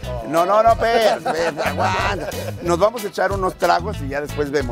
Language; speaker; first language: Spanish; native; Spanish